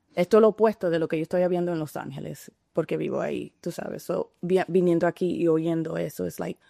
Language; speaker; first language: Spanish; early bilingual, heritage; Spanish